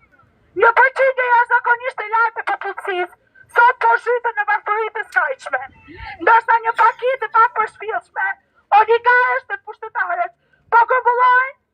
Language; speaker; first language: Albanian; native; Albanian